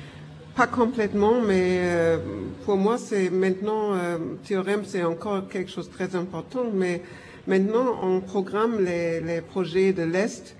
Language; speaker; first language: French; non-native, fluent; German